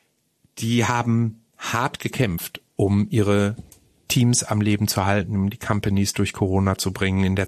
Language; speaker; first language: German; native; German